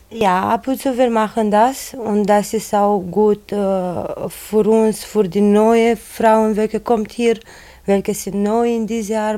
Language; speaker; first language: German; non-native, learner; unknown